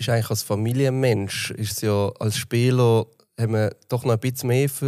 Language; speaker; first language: German; native; German